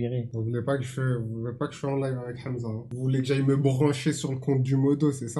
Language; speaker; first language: French; native; French